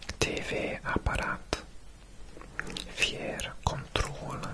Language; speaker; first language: Swedish; non-native, learner; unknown